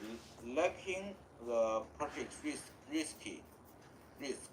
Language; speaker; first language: English; non-native, learner; Chinese